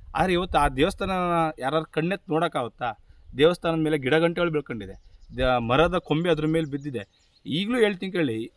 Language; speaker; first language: Kannada; native; Kannada